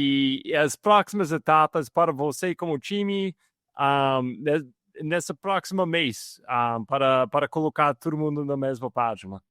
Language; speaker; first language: Portuguese; non-native, fluent; English